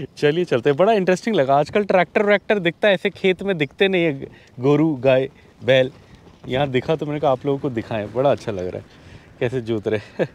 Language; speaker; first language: Hindi; non-native, local second language; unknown